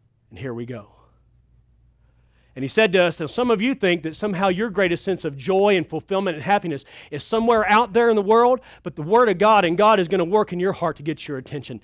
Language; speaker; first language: English; native; English